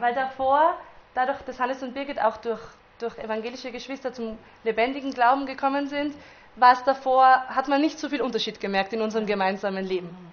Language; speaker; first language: German; native; German